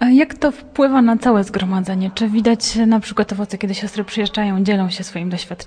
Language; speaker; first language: Polish; native; Polish